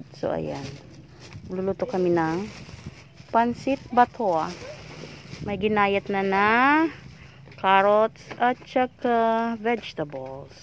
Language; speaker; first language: Filipino; non-native, local second language; Bikol